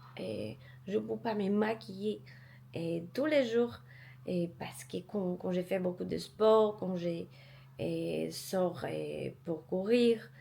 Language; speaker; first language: French; non-native, learner; Polish